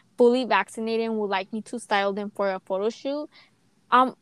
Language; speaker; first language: English; native; English